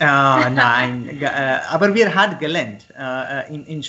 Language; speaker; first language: German; non-native, learner; Marathi